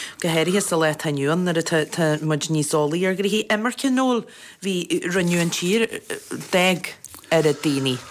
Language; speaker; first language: Irish; native; Irish